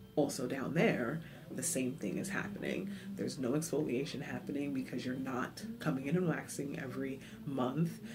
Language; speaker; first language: English; native; English